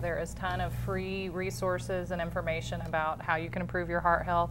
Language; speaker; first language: English; native; English